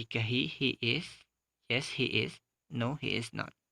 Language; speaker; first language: English; non-native, fluent; Indonesian